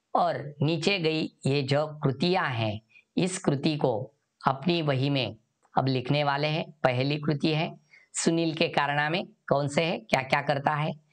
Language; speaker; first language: Hindi; non-native, local second language; Marathi